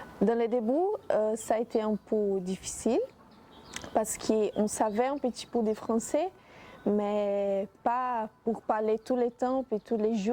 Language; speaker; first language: French; non-native, fluent; Portuguese